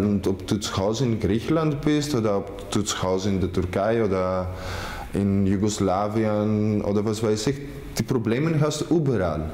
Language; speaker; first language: German; non-native, fluent; Greek